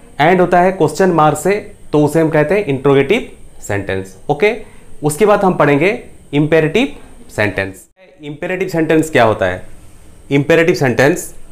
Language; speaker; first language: Hindi; non-native, local second language; Bangla